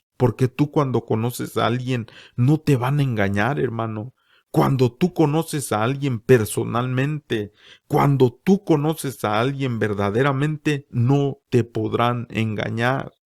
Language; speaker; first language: Spanish; native; Spanish